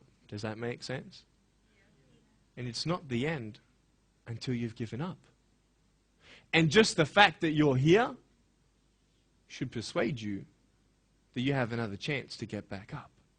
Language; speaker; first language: English; native; English